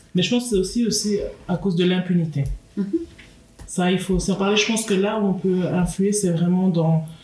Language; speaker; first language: French; native; French